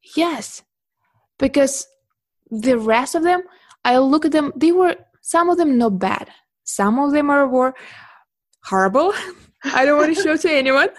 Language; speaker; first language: English; non-native, fluent; Russian